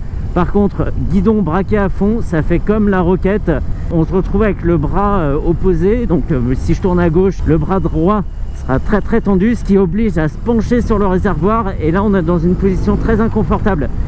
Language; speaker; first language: French; native; French